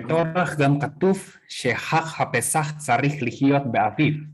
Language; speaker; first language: Hebrew; non-native, learner; Indonesian